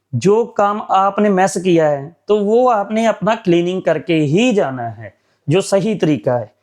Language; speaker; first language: Hindi; non-native, local second language; Punjabi